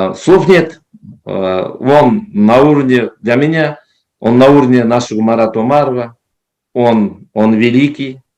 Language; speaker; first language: Russian; non-native, local second language; Kazakh